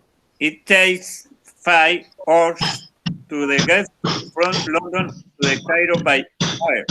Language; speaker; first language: English; non-native, learner; Spanish